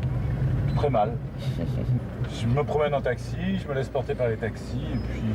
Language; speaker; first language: French; native; French